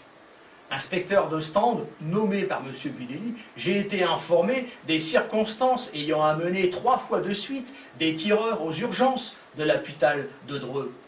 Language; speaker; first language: French; native; French